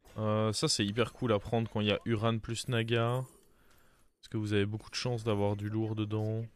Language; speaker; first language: French; native; French